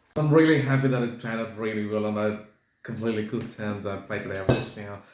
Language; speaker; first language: English; non-native, local second language; Malayalam